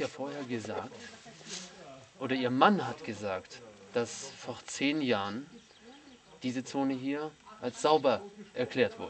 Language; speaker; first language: German; native; German